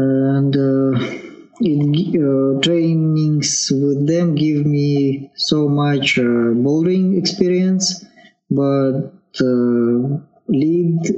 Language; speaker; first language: English; non-native, learner; Russian